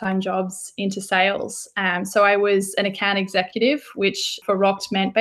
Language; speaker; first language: English; native; English